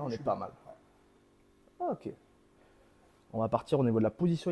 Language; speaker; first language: French; native; French